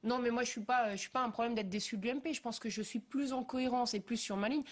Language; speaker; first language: French; native; French